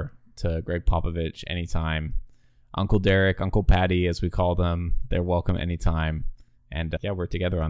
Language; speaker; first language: English; native; English